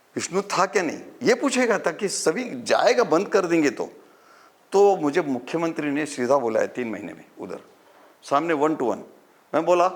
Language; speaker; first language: Hindi; non-native, local second language; Marathi